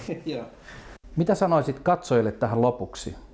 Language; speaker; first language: Finnish; native; Finnish